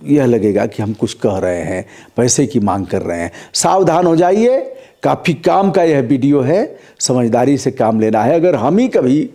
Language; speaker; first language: Hindi; native; Hindi